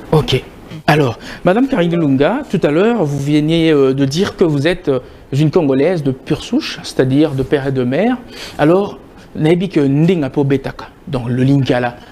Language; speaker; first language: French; non-native, local second language; Lingala